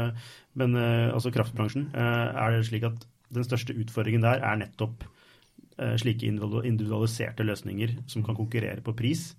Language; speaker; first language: Norwegian; native; Norwegian